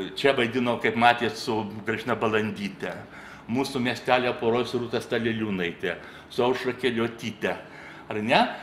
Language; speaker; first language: Lithuanian; native; Lithuanian